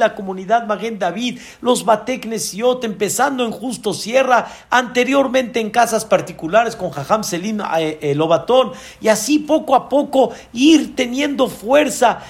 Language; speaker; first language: Spanish; early bilingual, other home language; Arabic